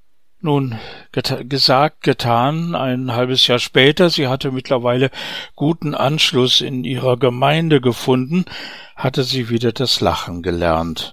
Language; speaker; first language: German; native; German